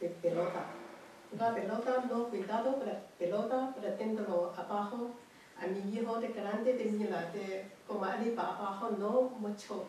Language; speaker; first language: Spanish; non-native, learner; Chinese